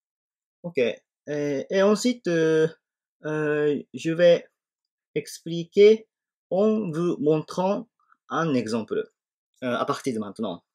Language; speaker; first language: French; non-native, fluent; Japanese